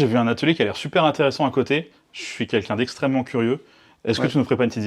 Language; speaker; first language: French; native; French